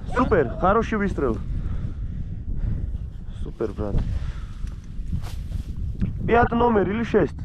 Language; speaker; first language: Russian; non-native, learner; Georgian